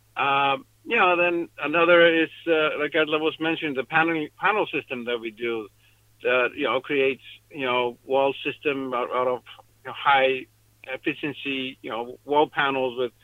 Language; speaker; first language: English; non-native, fluent; Icelandic